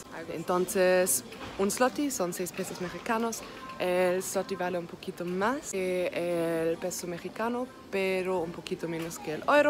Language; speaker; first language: Spanish; non-native, learner; German